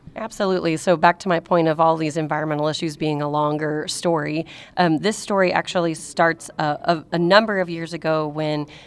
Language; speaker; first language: English; native; English